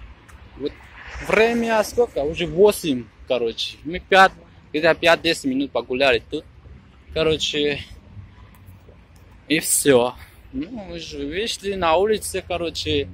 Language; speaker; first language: Russian; non-native, fluent; Tajik